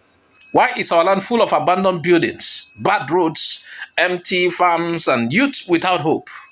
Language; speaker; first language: English; non-native, local second language; Igbo